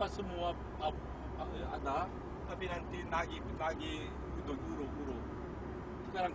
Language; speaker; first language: Indonesian; non-native, learner; Korean